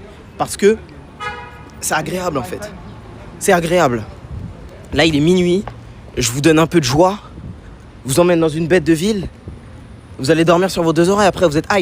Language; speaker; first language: French; native; French